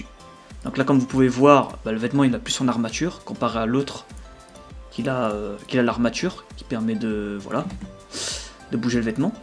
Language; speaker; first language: French; native; French